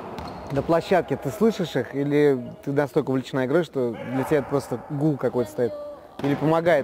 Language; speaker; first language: Russian; native; Russian